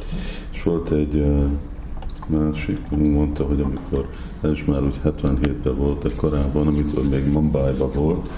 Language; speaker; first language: Hungarian; non-native, fluent; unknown